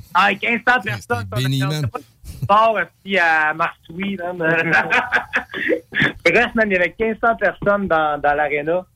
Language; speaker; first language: French; native; French